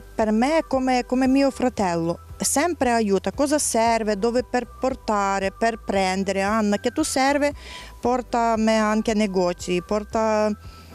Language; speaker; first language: Italian; non-native, learner; Ukrainian